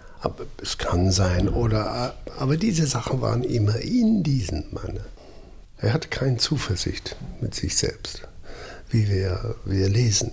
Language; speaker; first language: German; non-native, fluent; English